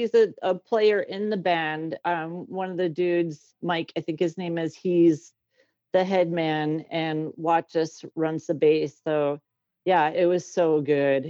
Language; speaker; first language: English; native; English